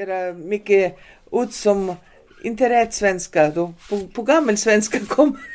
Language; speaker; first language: Swedish; early bilingual, heritage; Swedish